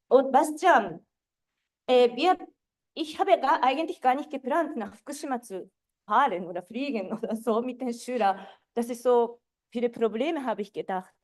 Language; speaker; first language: German; non-native, fluent; Japanese